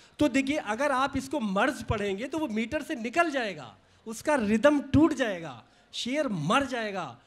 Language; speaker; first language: Hindi; native; Hindi